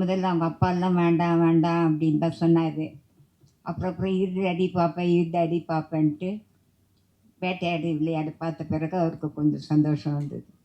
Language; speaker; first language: Tamil; native; Tamil